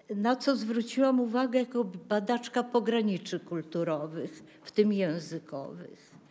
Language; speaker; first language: Polish; native; Polish